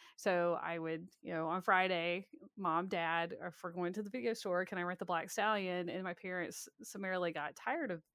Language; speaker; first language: English; native; English